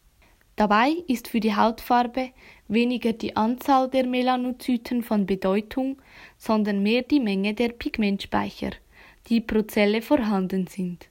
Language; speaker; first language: German; native; German